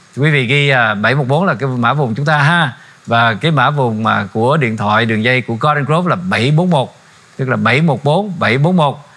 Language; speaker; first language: Vietnamese; native; Vietnamese